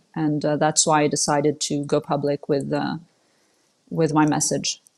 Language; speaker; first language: English; non-native, fluent; French